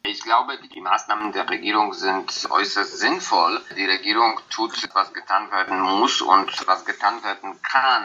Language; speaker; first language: German; non-native, fluent; Polish